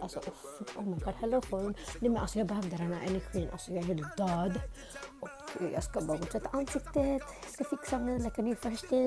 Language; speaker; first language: Swedish; native; Swedish